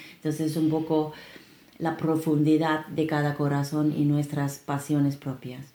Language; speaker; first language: Spanish; non-native, fluent; Finnish